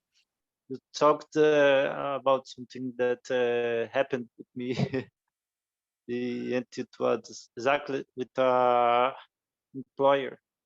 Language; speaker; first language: English; non-native, learner; Portuguese